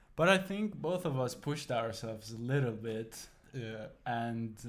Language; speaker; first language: English; non-native, fluent; Persian